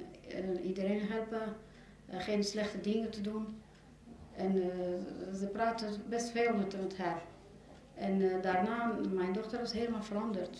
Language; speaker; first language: Dutch; non-native, learner; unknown